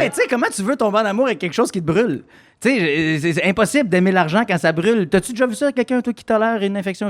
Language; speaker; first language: French; native; French